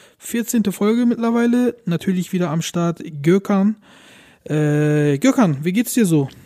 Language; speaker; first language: German; early bilingual, other home language; Turkish